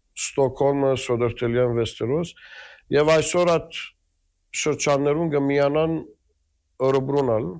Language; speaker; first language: Armenian; native; Armenian